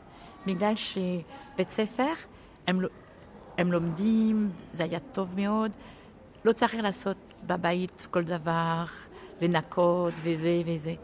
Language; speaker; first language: Hebrew; early bilingual, heritage; French